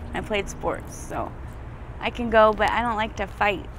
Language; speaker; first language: English; native; English